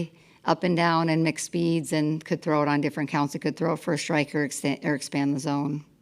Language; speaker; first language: English; native; English